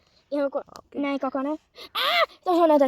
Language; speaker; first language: Finnish; early bilingual, other home language; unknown